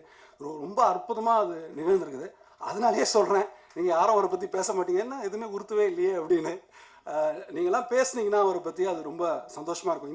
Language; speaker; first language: Tamil; native; Tamil